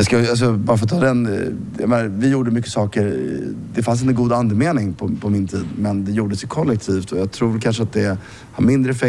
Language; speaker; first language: Swedish; native; Swedish